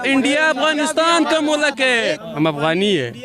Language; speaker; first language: Hindi; non-native, learner; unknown